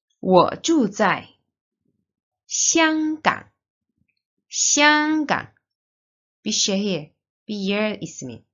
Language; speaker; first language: Turkish; non-native, learner; Chinese